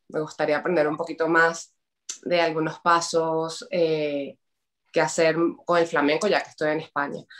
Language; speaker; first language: Spanish; native; Spanish